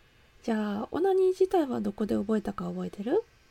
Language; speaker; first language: Japanese; native; Japanese